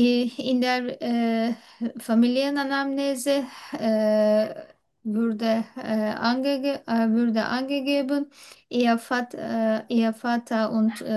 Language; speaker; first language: German; non-native, learner; Turkish